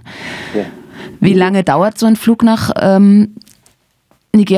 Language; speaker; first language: German; native; German